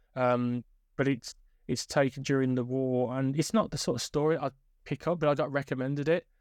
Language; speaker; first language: English; native; English